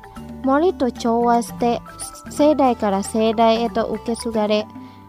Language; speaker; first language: Japanese; non-native, fluent; Indonesian